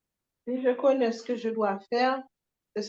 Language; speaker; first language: French; non-native, local second language; Haitian Creole